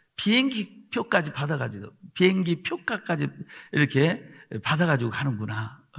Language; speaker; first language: Korean; native; Korean